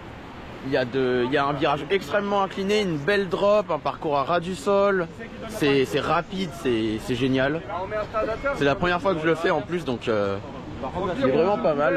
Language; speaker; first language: French; native; French